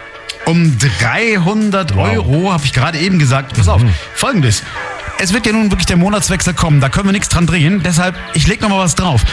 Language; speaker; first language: German; native; German